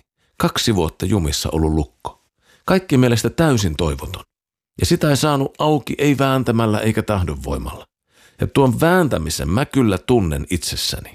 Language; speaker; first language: Finnish; native; Finnish